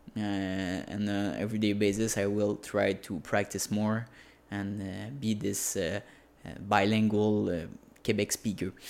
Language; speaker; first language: English; non-native, fluent; French